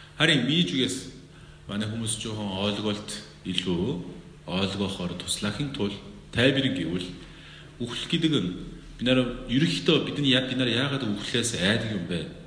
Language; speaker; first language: Mongolian; non-native, fluent; Korean